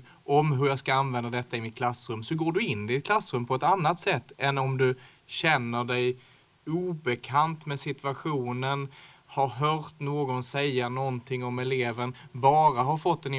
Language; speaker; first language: Swedish; native; Swedish